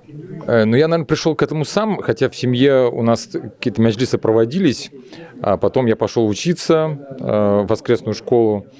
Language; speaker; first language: Russian; native; Russian